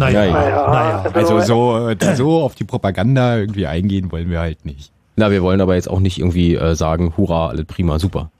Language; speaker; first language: German; native; German